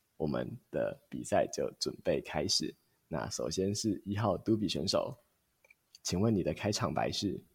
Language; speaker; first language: Chinese; native; Chinese